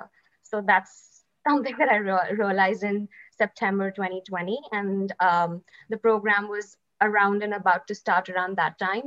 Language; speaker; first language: English; non-native, local second language; Hindi